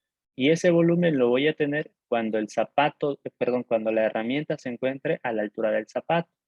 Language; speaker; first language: Spanish; native; Spanish